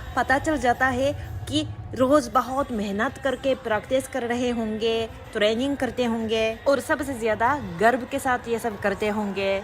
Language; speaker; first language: Hindi; non-native, fluent; Japanese